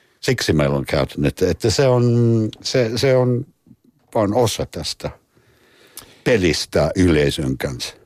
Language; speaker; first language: Finnish; non-native, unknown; English